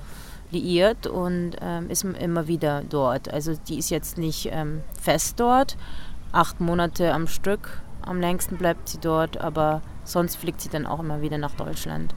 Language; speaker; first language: German; early bilingual, other home language; Filipino